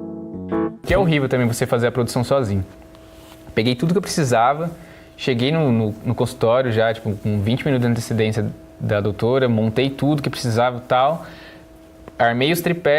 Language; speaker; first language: Portuguese; native; Portuguese